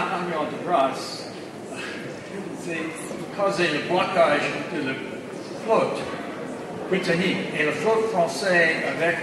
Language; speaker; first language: French; non-native, fluent; English